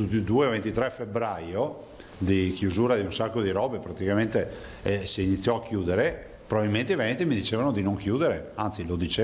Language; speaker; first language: Italian; native; Italian